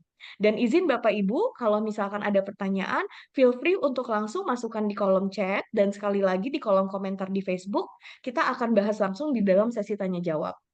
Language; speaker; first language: Indonesian; native; Indonesian